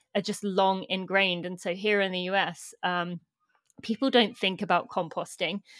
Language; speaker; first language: English; native; English